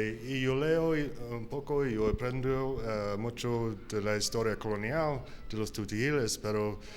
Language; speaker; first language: Spanish; non-native, learner; English